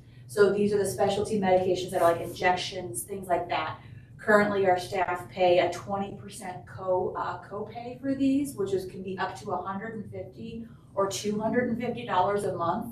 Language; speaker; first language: English; native; English